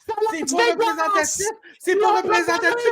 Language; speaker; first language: French; native; French